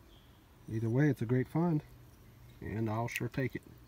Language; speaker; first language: English; native; English